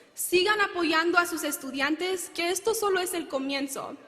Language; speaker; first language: Spanish; early bilingual, heritage; Spanish